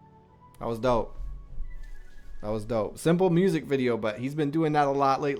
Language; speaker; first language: English; native; English